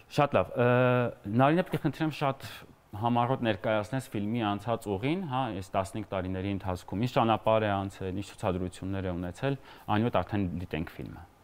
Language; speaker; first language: Armenian; native; Armenian